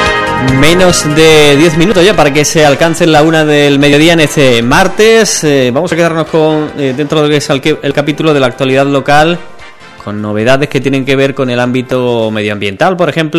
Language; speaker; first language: Spanish; native; Spanish